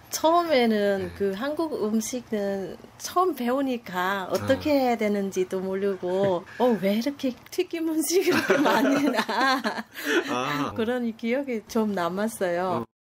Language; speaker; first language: Korean; non-native, fluent; Vietnamese